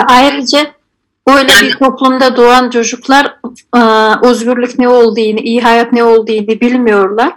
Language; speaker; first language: Turkish; non-native, fluent; Azerbaijani